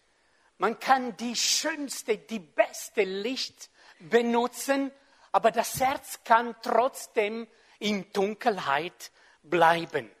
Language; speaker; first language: German; non-native, fluent; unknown